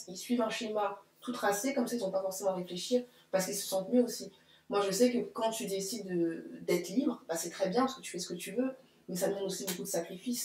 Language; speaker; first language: French; native; French